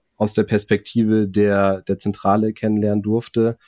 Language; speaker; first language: German; native; German